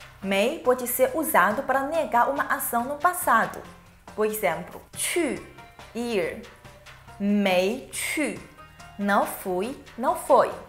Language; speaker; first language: Portuguese; non-native, fluent; Chinese